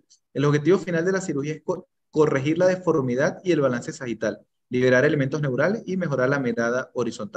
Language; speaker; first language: Spanish; native; Spanish